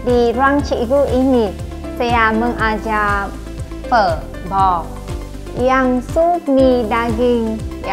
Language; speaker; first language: Indonesian; non-native, fluent; Vietnamese